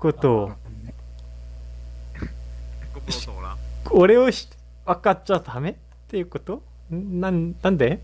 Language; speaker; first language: Japanese; native; Japanese